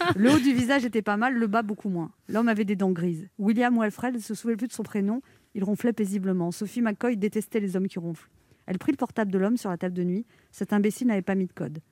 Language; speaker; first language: French; native; French